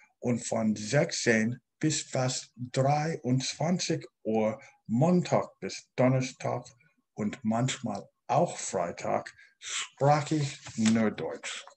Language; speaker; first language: German; non-native, learner; English